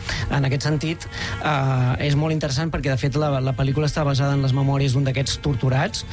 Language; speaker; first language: Catalan; native; Catalan